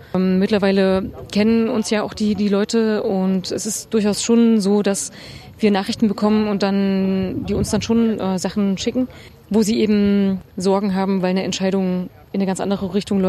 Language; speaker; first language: German; native; German